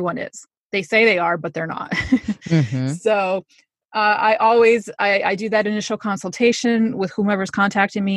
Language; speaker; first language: English; native; English